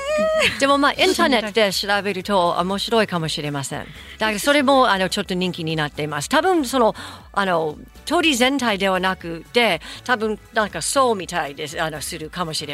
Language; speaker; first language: Japanese; non-native, fluent; English